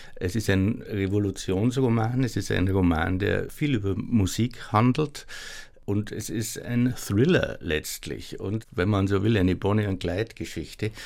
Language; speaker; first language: German; native; German